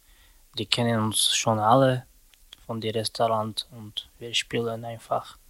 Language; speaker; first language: German; non-native, learner; Slovak